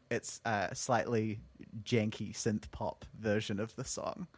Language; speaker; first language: English; native; English